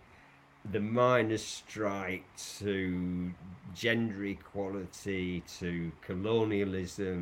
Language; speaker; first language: English; native; English